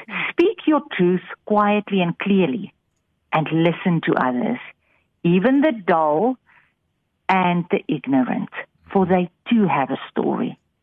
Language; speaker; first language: English; non-native, local second language; Afrikaans